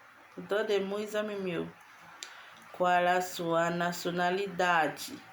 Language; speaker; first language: Portuguese; non-native, learner; Haitian Creole